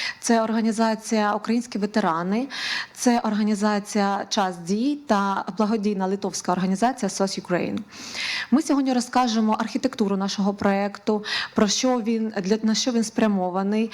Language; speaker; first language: Ukrainian; native; Ukrainian